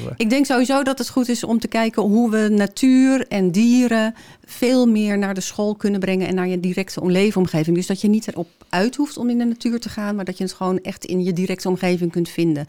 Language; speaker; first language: Dutch; native; Dutch